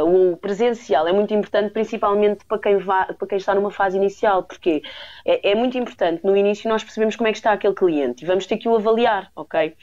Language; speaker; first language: Portuguese; native; Portuguese